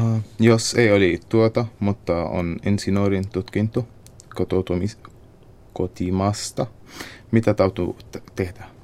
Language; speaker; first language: Finnish; non-native, fluent; Arabic